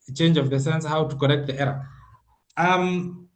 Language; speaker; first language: English; non-native, local second language; Swahili